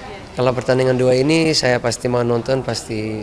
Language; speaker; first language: Indonesian; non-native, fluent; Dutch